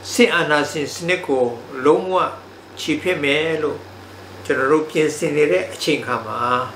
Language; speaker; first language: Burmese; non-native, local second language; Hakha Chin